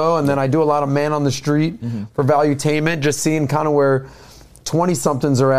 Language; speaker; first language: English; native; English